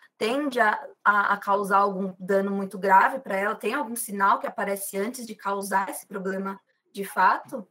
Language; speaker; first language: Portuguese; native; Portuguese